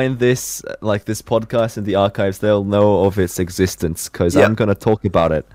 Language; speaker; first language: English; non-native, fluent; Norwegian